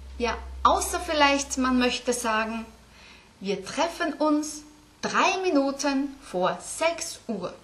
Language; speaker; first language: German; native; German